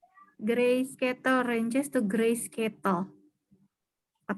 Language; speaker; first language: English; non-native, learner; Indonesian